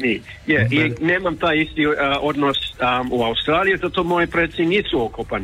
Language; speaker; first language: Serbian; early bilingual, heritage; Croatian